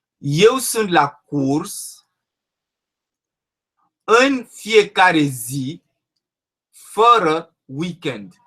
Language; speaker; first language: Romanian; non-native, learner; French